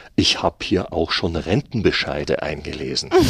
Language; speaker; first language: German; native; German